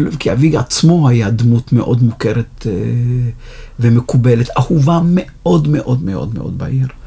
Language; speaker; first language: Hebrew; native; Hebrew